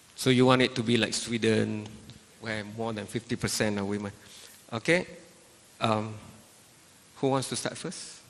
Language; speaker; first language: English; non-native, local second language; Malay